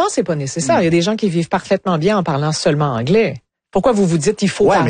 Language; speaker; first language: French; native; French